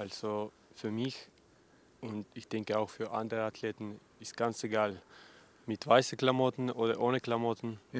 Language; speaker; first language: German; non-native, learner; Russian